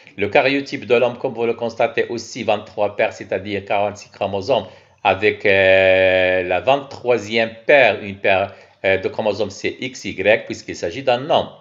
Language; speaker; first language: French; non-native, local second language; Arabic